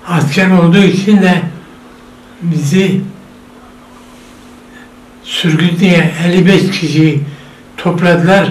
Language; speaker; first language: Turkish; non-native, local second language; Zaza